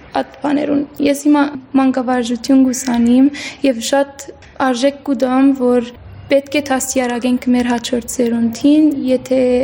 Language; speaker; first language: Armenian; early bilingual, heritage; Armenian